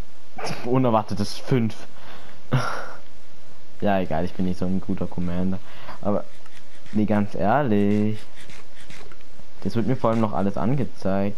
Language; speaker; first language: German; native; German